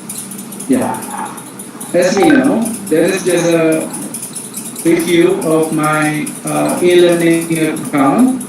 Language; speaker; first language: English; non-native, fluent; Indonesian